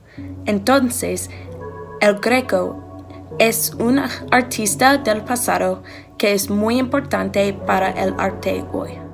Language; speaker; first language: Spanish; non-native, learner; English